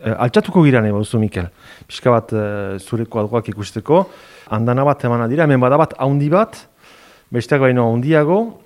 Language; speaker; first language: Basque; native; Basque